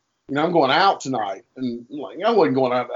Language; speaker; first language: English; native; English